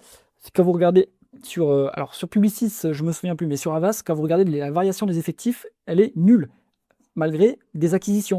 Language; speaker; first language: French; native; French